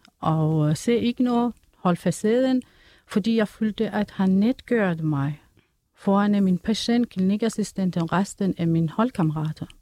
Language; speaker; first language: Danish; non-native, fluent; Persian